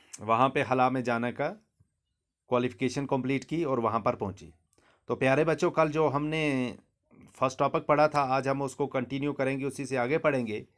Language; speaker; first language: Hindi; native; Hindi